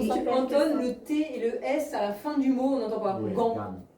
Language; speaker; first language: French; native; French